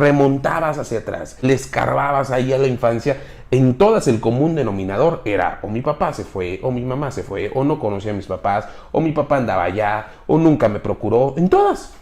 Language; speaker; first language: Spanish; native; Spanish